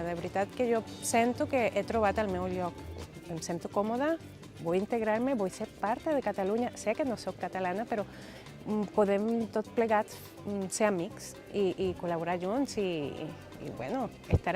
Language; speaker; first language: Catalan; non-native, fluent; Spanish